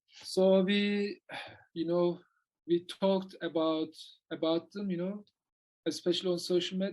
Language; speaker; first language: English; non-native, learner; Turkish